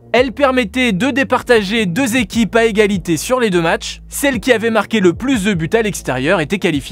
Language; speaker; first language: French; native; French